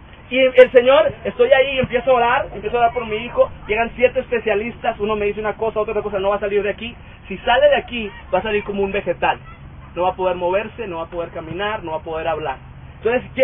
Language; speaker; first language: Spanish; native; Spanish